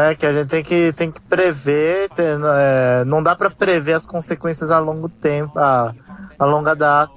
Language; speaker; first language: Portuguese; native; Portuguese